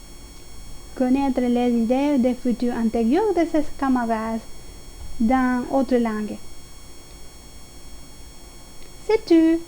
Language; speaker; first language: French; non-native, learner; Spanish